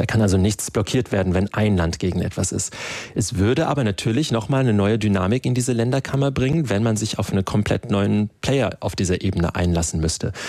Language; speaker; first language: German; native; German